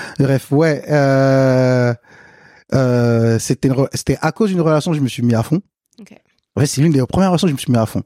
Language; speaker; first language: French; early bilingual, other home language; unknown